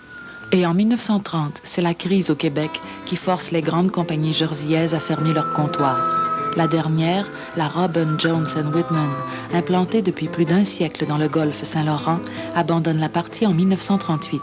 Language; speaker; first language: French; native; French